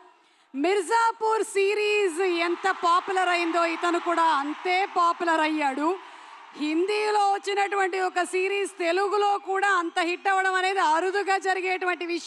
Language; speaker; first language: Telugu; native; Telugu